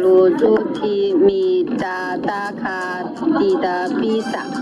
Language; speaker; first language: Indonesian; non-native, learner; Japanese